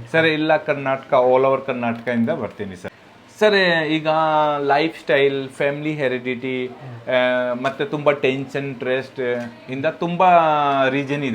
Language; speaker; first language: Kannada; non-native, local second language; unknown